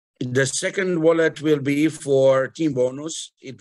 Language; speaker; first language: English; non-native, fluent; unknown